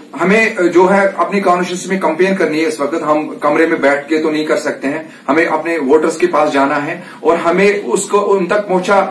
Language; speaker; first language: Hindi; non-native, local second language; Kashmiri